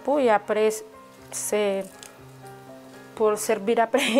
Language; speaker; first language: French; non-native, learner; Spanish